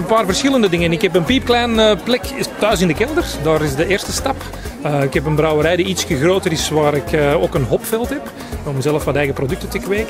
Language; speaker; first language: Dutch; native; Dutch